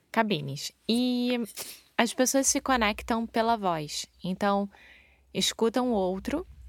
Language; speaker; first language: Portuguese; native; Portuguese